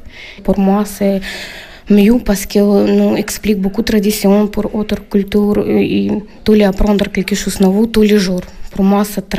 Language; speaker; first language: French; non-native, learner; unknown